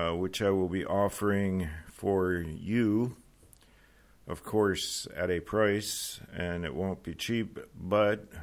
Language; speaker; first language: English; native; English